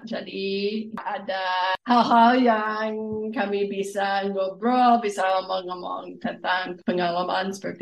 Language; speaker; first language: Indonesian; non-native, fluent; English